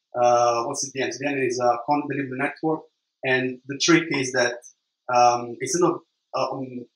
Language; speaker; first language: English; non-native, fluent; Italian